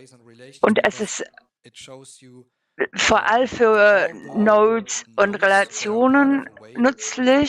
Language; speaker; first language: German; non-native, learner; English